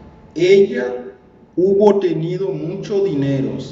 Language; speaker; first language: Spanish; non-native, learner; Haitian Creole